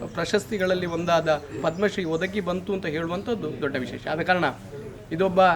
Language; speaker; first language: Kannada; native; Kannada